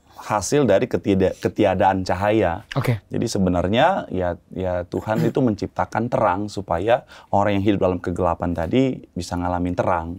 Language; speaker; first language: Indonesian; native; Indonesian